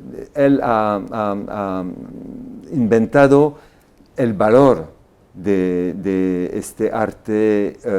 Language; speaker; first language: Spanish; non-native, fluent; French